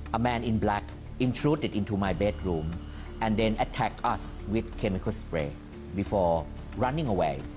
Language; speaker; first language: English; non-native, fluent; Thai